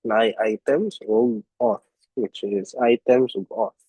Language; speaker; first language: English; non-native, local second language; Cebuano